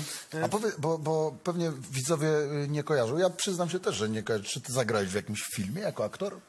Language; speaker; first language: Polish; native; Polish